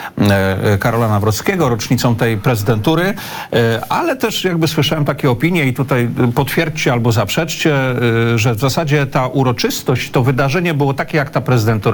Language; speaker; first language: Polish; native; Polish